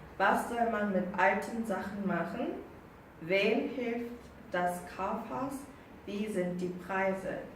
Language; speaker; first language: German; non-native, fluent; Korean